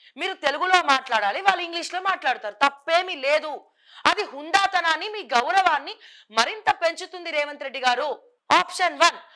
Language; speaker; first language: Telugu; native; Telugu